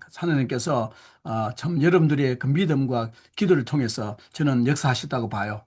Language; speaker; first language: Korean; native; Korean